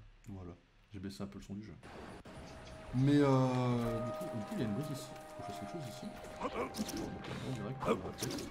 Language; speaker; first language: French; native; French